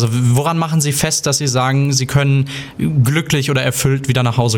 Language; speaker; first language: German; native; German